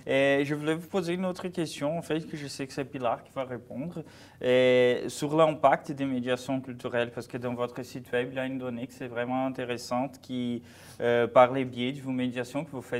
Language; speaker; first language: French; non-native, fluent; Portuguese